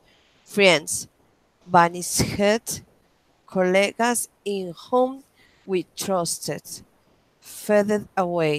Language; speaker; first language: English; non-native, learner; Spanish